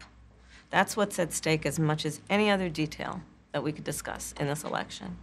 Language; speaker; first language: English; native; English